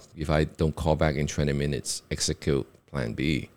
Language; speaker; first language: English; non-native, local second language; Cantonese